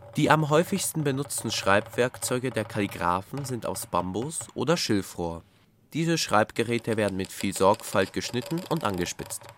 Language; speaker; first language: German; native; German